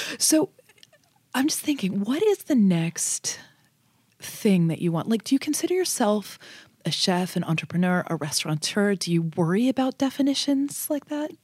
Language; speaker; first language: English; native; English